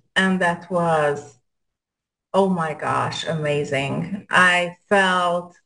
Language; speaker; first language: English; non-native, fluent; Hungarian